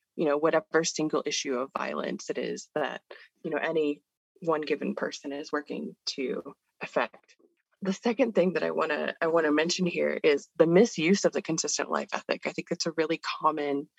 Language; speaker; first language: English; native; English